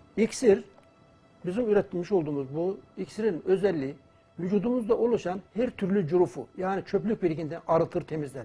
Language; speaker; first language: Turkish; native; Turkish